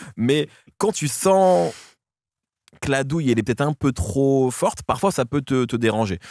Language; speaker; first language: French; native; French